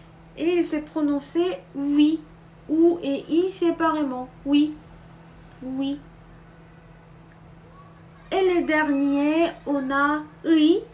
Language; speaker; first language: French; non-native, fluent; Korean